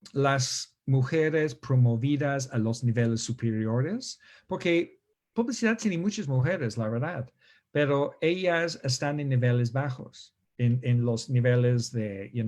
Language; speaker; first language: Spanish; non-native, fluent; English